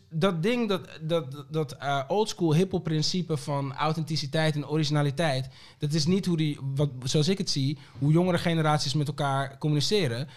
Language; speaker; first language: Dutch; early bilingual, other home language; Papiamento